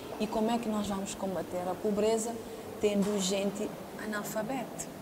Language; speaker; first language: Portuguese; non-native, local second language; Kabuverdianu